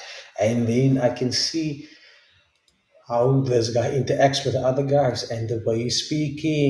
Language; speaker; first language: English; non-native, local second language; Afrikaans